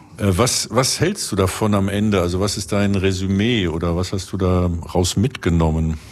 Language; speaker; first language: German; native; German